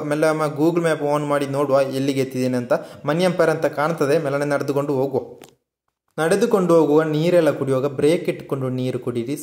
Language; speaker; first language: Kannada; non-native, local second language; Tulu